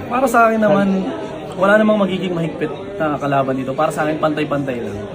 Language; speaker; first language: Filipino; native; Filipino